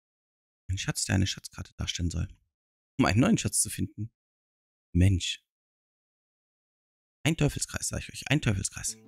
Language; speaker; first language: German; native; German